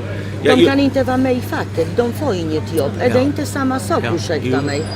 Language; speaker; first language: Swedish; non-native, fluent; Polish